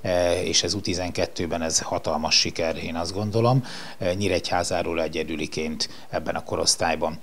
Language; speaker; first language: Hungarian; native; Hungarian